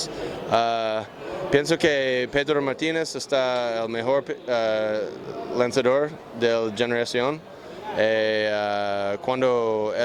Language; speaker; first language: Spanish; non-native, learner; English